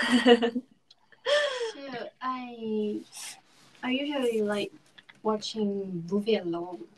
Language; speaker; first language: English; non-native, learner; Korean